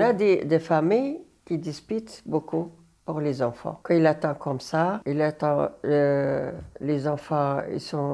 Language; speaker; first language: French; non-native, learner; Arabic